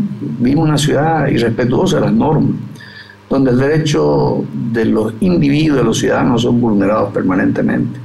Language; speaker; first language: Spanish; native; Spanish